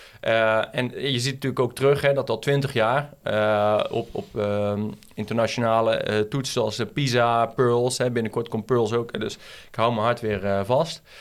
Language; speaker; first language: Dutch; native; Dutch